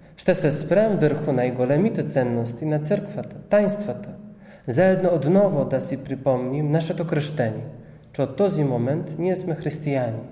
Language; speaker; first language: Bulgarian; non-native, fluent; Polish